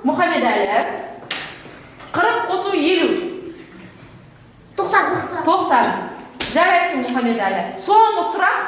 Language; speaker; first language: Kazakh; native; Kazakh